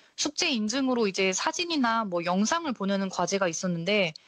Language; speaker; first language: Korean; native; Korean